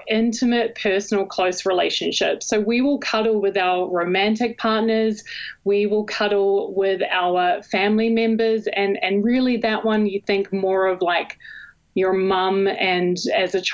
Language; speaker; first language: English; native; English